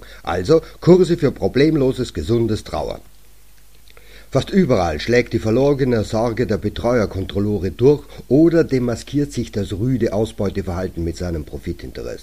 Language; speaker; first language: German; native; German